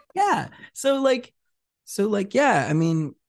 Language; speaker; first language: English; early bilingual, other home language; Spanish